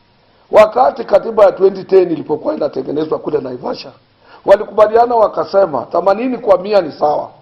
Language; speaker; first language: Swahili; non-native, local second language; Luyia